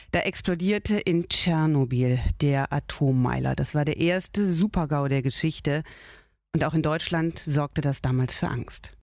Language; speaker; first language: German; native; German